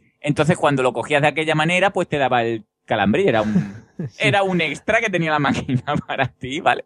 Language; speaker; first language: Spanish; native; Spanish